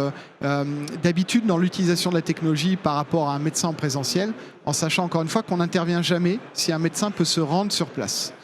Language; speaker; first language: French; native; French